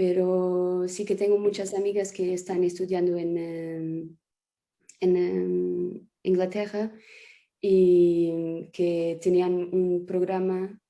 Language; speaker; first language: Spanish; non-native, fluent; Portuguese